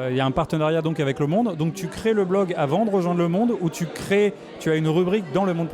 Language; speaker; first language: French; native; French